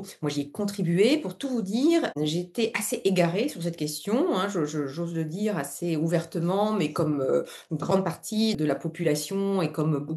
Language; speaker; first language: French; native; French